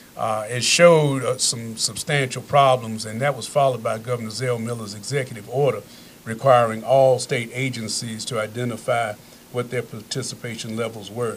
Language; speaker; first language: English; native; English